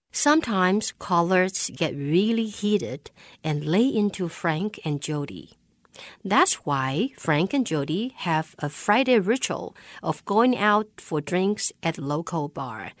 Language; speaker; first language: English; non-native, fluent; Chinese